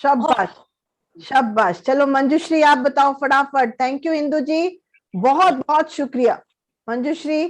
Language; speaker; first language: Hindi; native; Hindi